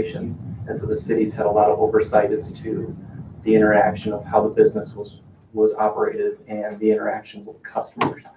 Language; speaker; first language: English; native; English